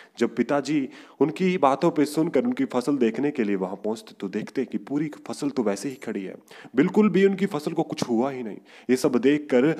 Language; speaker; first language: Hindi; non-native, local second language; Punjabi